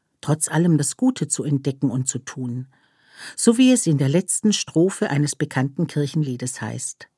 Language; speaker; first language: German; native; German